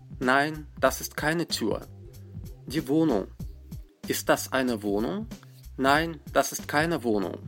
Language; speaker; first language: German; non-native, fluent; Russian